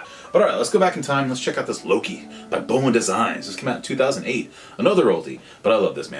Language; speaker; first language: English; native; English